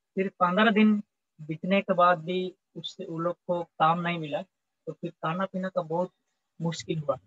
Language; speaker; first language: Hindi; native; Hindi